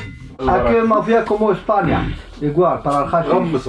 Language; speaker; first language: Spanish; non-native, learner; Arabic